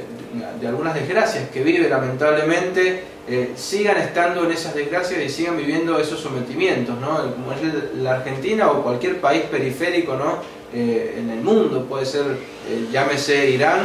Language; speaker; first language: Spanish; native; Spanish